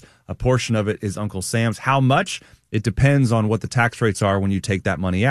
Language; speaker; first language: English; native; English